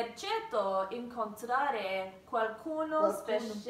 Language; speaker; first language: Italian; early bilingual, heritage; English